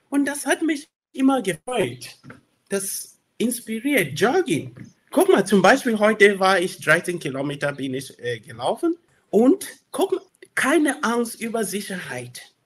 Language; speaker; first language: German; non-native, learner; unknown